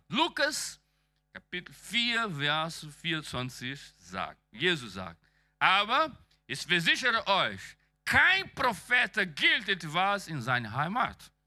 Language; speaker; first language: German; non-native, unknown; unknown